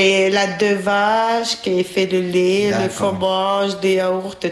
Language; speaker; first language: French; non-native, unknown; Albanian